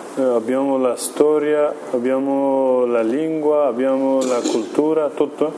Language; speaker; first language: Italian; non-native, learner; Kurdish